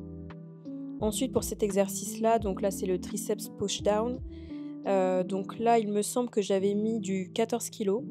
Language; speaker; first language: French; native; French